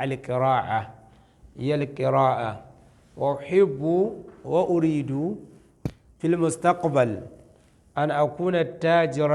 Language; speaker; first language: Arabic; non-native, fluent; Hausa